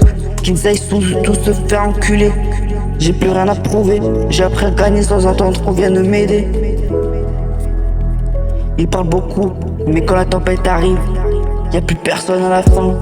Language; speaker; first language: French; native; French